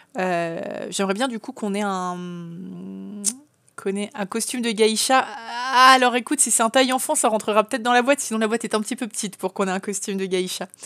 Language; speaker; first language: French; native; French